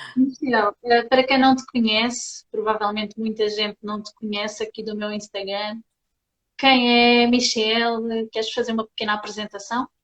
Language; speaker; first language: Portuguese; native; Portuguese